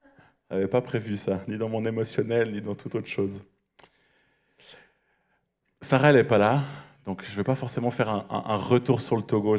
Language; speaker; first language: French; native; French